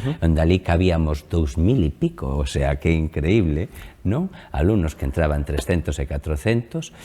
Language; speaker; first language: Galician; native; Galician